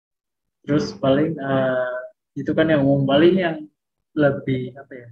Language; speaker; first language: Indonesian; native; Indonesian